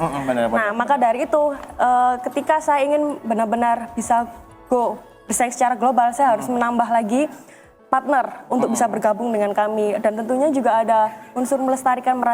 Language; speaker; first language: Indonesian; native; Indonesian